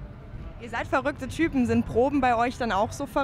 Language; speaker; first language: German; native; German